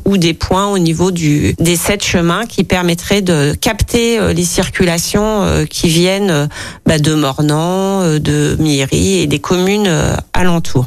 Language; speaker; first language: French; native; French